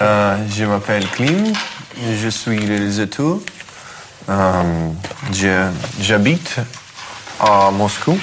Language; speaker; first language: French; non-native, learner; Russian